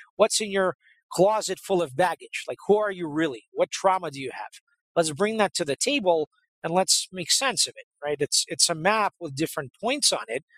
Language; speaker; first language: English; native; English